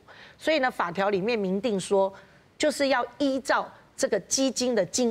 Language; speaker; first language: Chinese; native; Chinese